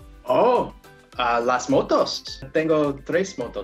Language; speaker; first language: Spanish; non-native, learner; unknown